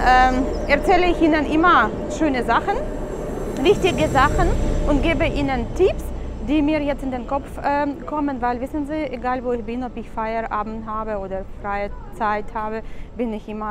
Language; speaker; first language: German; non-native, fluent; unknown